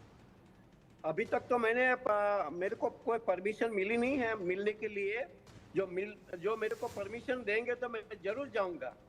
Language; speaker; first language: Hindi; non-native, local second language; Gujarati